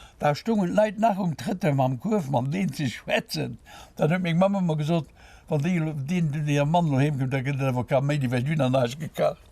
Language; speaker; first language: Luxembourgish; native; Luxembourgish